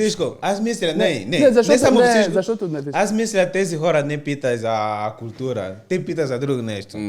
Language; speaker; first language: Bulgarian; non-native, learner; Portuguese